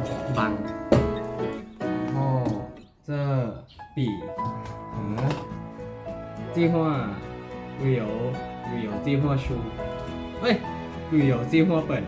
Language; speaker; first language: Chinese; non-native, learner; Thai